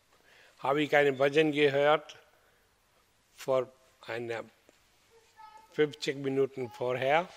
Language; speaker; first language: German; non-native, learner; Hindi